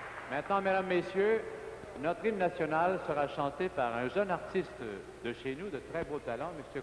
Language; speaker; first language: French; native; French